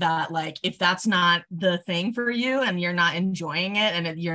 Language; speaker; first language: English; native; English